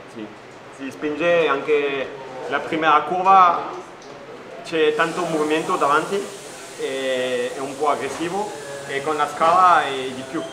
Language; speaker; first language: Italian; non-native, learner; French